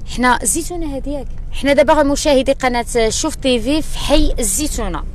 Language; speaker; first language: Arabic; non-native, local second language; Central Atlas Tamazight